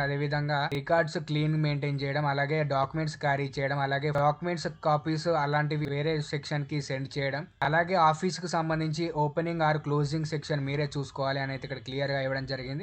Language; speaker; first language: Telugu; native; Telugu